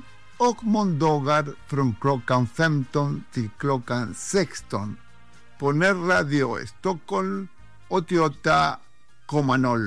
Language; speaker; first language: Swedish; non-native, fluent; Spanish